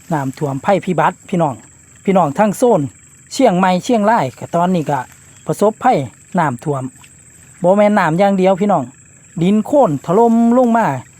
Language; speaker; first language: Thai; native; Thai